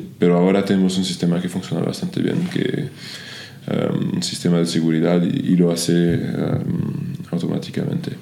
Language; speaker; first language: Spanish; non-native, fluent; French